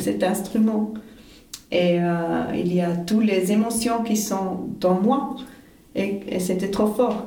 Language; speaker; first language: French; non-native, fluent; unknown